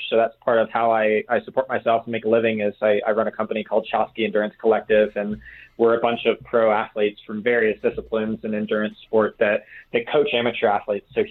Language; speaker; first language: English; native; English